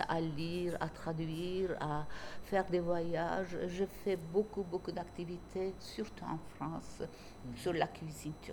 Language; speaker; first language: French; non-native, fluent; Turkish